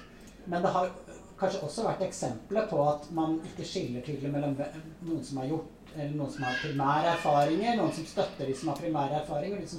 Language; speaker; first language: Norwegian; native; Norwegian